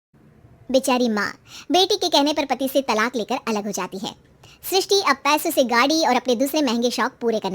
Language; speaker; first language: Hindi; native; Hindi